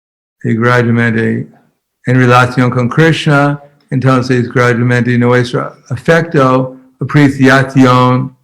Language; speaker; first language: Spanish; non-native, fluent; English